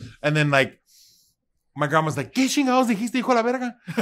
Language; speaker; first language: Spanish; early bilingual, heritage; Spanish